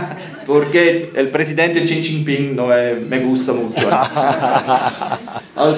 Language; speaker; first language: Spanish; non-native, learner; German